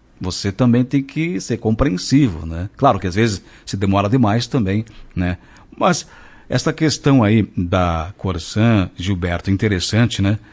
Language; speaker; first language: Portuguese; native; Portuguese